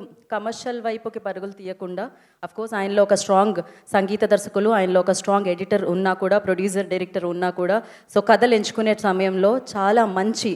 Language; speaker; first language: Telugu; native; Telugu